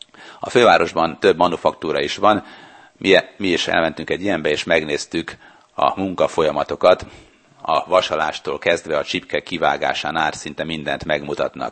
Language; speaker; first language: Hungarian; native; Hungarian